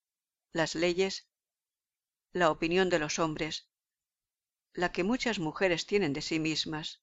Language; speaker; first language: Spanish; native; Spanish